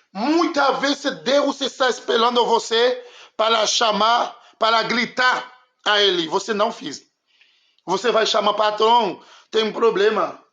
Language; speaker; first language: Portuguese; non-native, learner; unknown